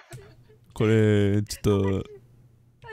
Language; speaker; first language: Japanese; non-native, learner; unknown